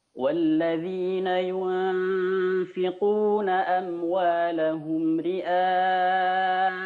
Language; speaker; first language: Arabic; non-native, fluent; Indonesian